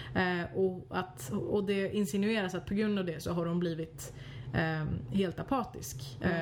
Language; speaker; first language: Swedish; native; Swedish